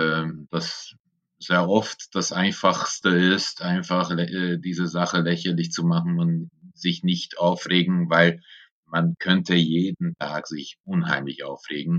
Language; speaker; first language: German; non-native, fluent; Hungarian